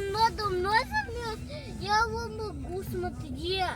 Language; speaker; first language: Russian; non-native, local second language; Yakut